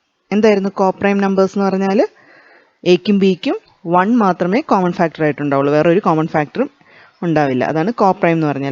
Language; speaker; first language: Malayalam; native; Malayalam